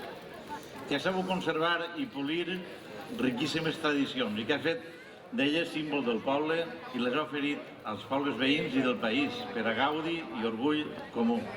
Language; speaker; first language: Catalan; native; Catalan